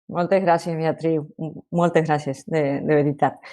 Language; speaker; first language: Catalan; non-native, local second language; Spanish